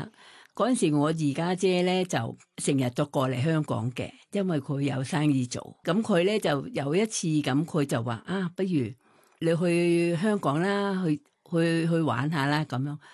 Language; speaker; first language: Cantonese; non-native, fluent; Thai